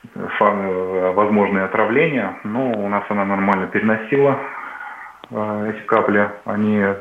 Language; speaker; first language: Russian; native; Russian